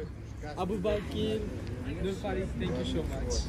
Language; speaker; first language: English; non-native, learner; Indonesian